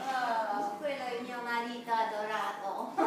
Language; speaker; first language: Italian; non-native, fluent; Romanian